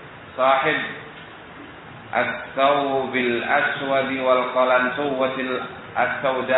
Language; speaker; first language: Arabic; non-native, fluent; Indonesian